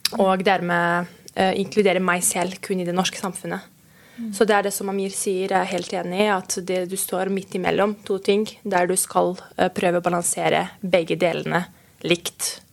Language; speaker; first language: Norwegian; non-native, fluent; Serbian